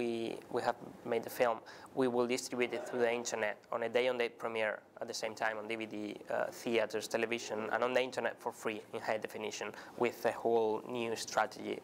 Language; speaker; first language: English; non-native, fluent; Spanish